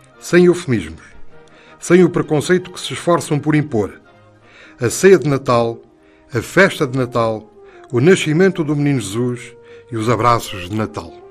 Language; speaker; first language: Portuguese; native; Portuguese